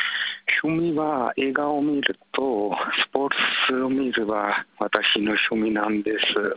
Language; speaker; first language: Japanese; non-native, learner; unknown